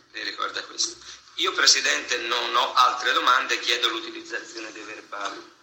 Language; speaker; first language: Italian; native; Italian